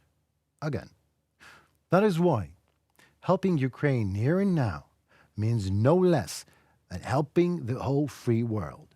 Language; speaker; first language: English; non-native, fluent; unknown